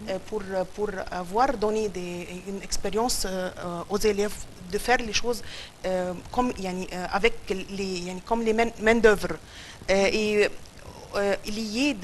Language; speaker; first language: French; non-native, fluent; Arabic